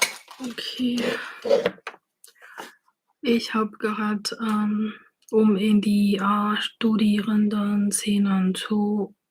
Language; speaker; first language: German; non-native, fluent; Chinese